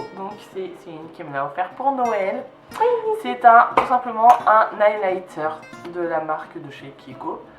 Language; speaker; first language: French; native; French